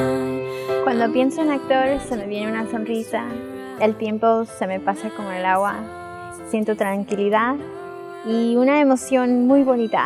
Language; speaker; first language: Spanish; early bilingual, other home language; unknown